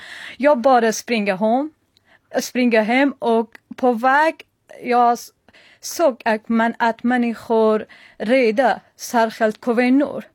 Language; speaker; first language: Swedish; non-native, learner; Persian